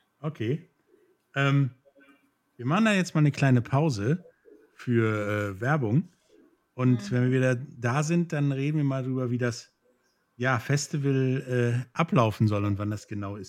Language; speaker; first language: German; native; German